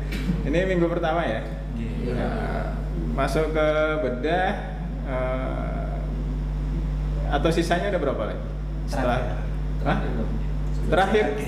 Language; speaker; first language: Indonesian; native; Indonesian